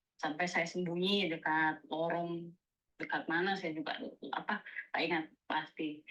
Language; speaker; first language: Indonesian; native; Indonesian